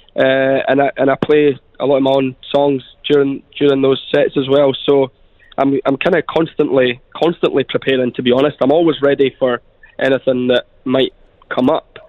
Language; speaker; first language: English; native; English